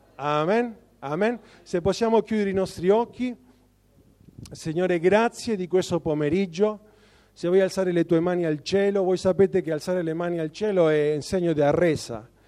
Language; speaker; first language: Italian; non-native, fluent; Spanish